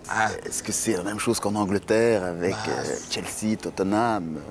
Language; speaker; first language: French; native; French